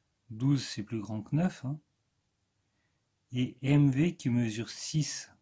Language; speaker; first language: French; native; French